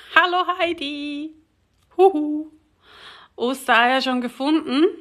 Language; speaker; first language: German; native; German